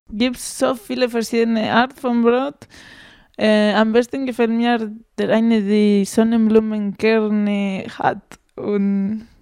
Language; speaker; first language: German; non-native, learner; Spanish